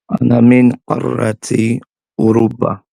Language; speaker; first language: Arabic; non-native, learner; English